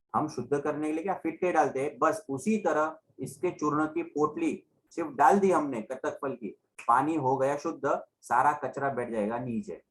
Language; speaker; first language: Hindi; non-native, local second language; Gujarati